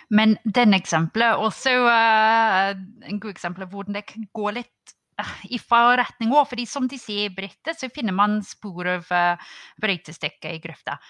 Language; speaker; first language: Norwegian; non-native, fluent; English